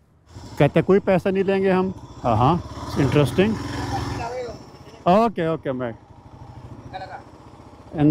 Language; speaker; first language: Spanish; non-native, learner; Urdu